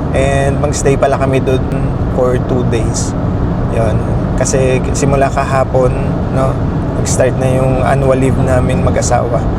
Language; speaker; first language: Filipino; native; Filipino